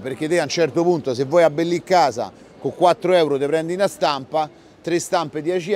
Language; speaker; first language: Italian; native; Italian